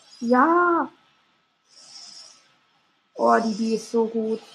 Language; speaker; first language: German; native; German